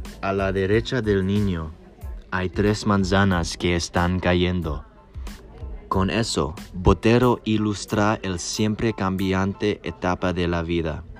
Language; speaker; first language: Spanish; non-native, learner; English